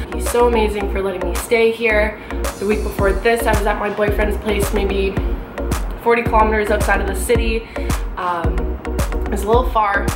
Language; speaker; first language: English; native; English